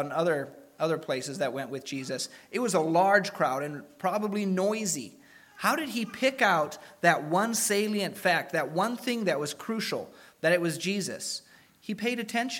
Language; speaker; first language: English; native; English